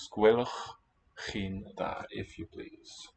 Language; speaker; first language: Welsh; non-native, learner; English